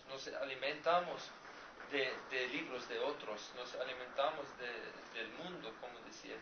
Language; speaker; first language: Spanish; non-native, learner; Slovenian